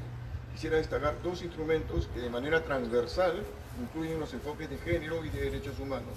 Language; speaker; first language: Spanish; native; Spanish